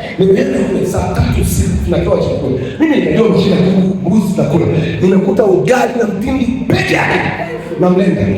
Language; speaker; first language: Swahili; non-native, local second language; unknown